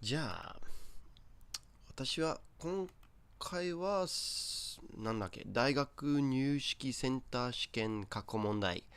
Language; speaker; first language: Japanese; non-native, fluent; English